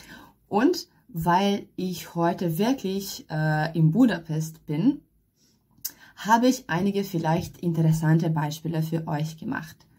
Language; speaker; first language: German; non-native, fluent; Hungarian